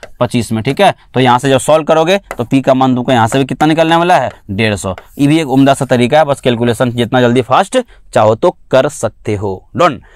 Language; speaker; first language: Hindi; native; Hindi